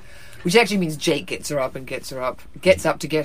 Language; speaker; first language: English; native; English